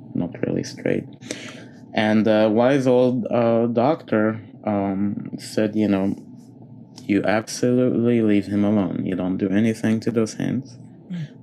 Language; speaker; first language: English; non-native, fluent; Arabic